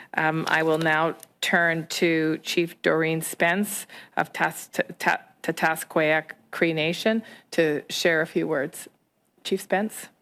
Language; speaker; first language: English; native; English